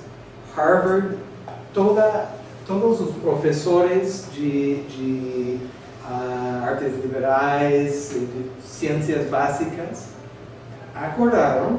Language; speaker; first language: Portuguese; non-native, fluent; English